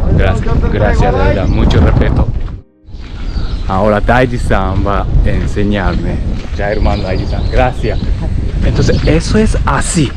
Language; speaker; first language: Spanish; non-native, learner; Japanese